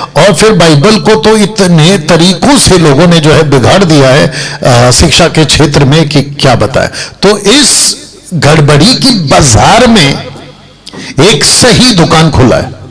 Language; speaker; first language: Hindi; non-native, local second language; Telugu